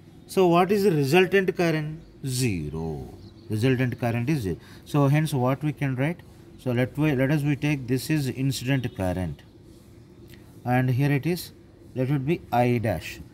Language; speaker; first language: English; non-native, local second language; Telugu